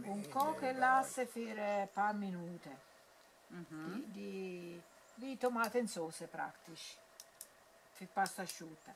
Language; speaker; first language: German; non-native, learner; Italian